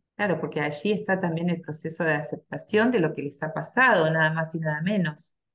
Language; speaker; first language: Spanish; native; Spanish